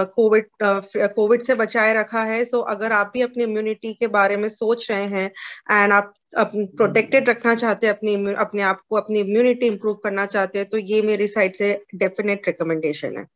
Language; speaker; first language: Hindi; non-native, local second language; Gujarati